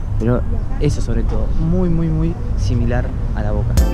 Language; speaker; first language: Spanish; native; Spanish